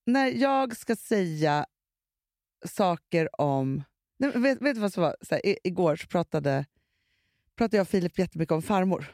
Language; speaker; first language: Swedish; native; Swedish